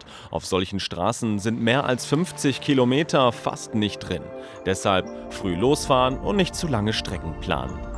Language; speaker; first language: German; native; German